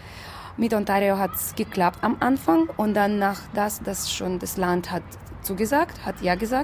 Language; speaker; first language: German; non-native, fluent; Russian